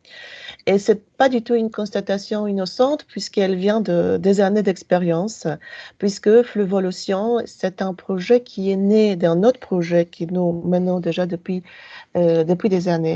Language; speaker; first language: French; non-native, fluent; Polish